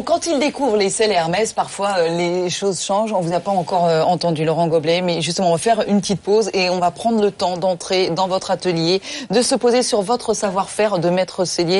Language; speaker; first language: French; native; French